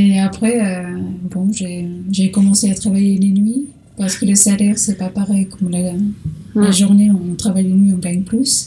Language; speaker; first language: French; non-native, learner; Portuguese